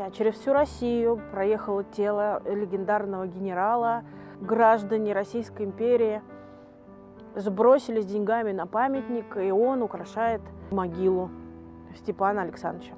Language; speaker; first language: Russian; native; Russian